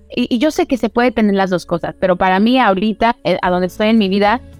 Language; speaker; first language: Spanish; early bilingual, heritage; Spanish